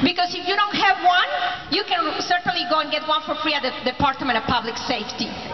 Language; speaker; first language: English; non-native, fluent; Spanish